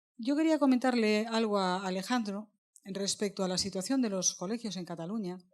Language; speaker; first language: Spanish; native; Spanish